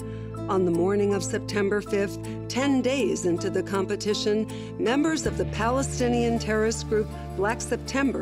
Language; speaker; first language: English; native; English